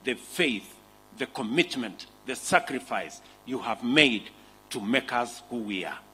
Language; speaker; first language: English; non-native, local second language; Kalenjin